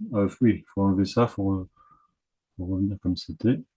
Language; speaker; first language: French; native; French